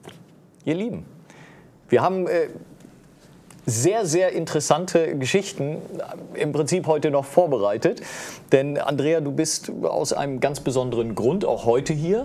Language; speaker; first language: German; native; German